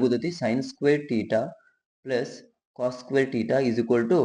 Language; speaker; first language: Kannada; native; Kannada